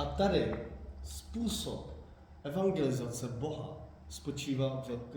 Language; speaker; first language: Czech; non-native, fluent; Korean